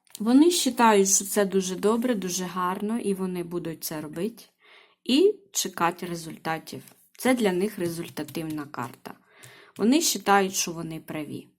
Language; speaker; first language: Ukrainian; native; Ukrainian